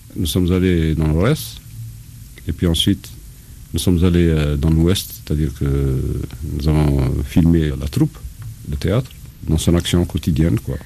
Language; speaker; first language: French; non-native, local second language; Arabic